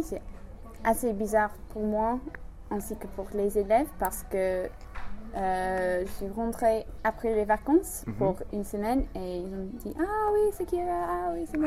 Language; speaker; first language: French; non-native, fluent; English